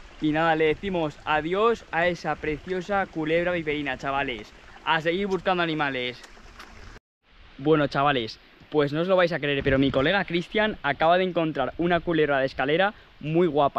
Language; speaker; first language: Spanish; native; Spanish